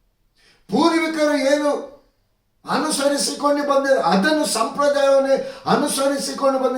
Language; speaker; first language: Kannada; native; Kannada